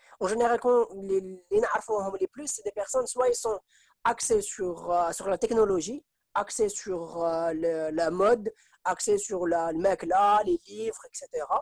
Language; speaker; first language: French; non-native, local second language; Arabic